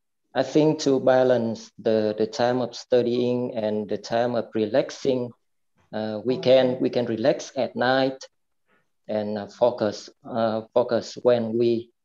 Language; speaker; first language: English; non-native, fluent; Vietnamese